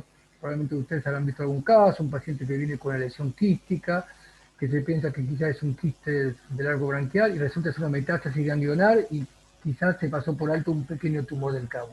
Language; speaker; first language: Spanish; native; Spanish